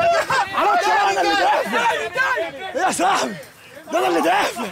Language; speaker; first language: Arabic; native; Arabic